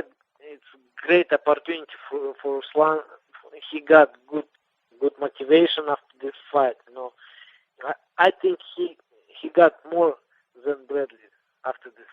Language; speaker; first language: English; non-native, learner; Russian